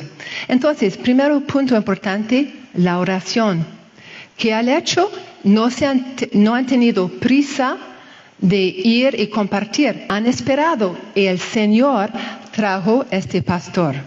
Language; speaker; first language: Spanish; non-native, fluent; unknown